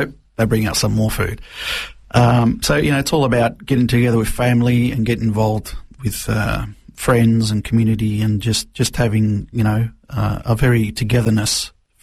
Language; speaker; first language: English; non-native, local second language; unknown